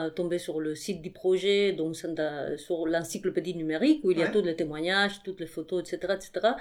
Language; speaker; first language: French; non-native, fluent; Spanish